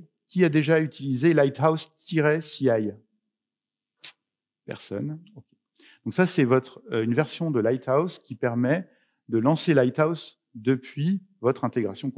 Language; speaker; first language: French; native; French